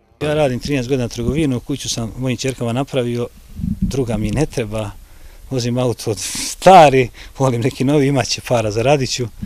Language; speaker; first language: Serbian; native; Serbian